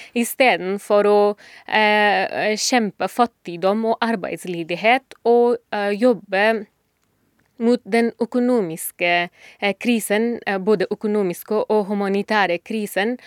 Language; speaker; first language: Norwegian; non-native, fluent; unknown